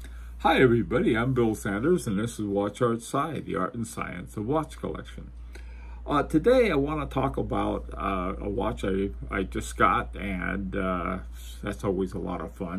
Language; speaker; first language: English; native; English